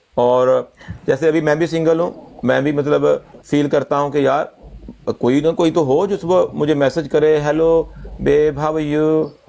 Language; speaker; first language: Urdu; non-native, local second language; Punjabi